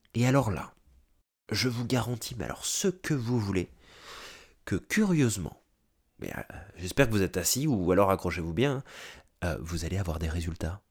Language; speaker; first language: French; native; French